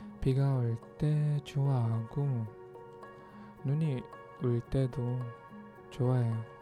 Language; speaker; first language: Korean; non-native, learner; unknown